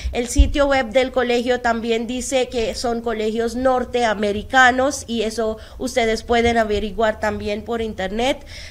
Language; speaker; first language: Spanish; non-native, fluent; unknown